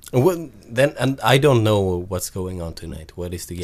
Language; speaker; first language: English; non-native, fluent; Swedish